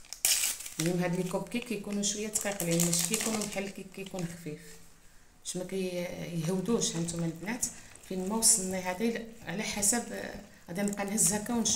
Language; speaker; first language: Arabic; native; Arabic